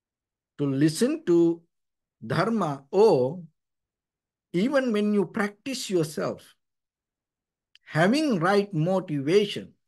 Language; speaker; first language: English; non-native, fluent; Sinhala